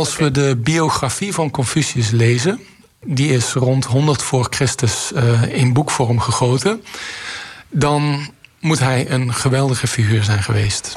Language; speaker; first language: Dutch; native; Dutch